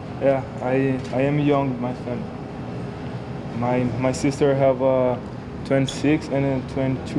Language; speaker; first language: English; non-native, learner; Portuguese